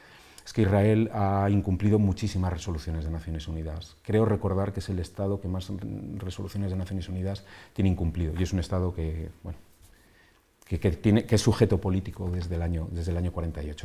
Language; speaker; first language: Spanish; native; Spanish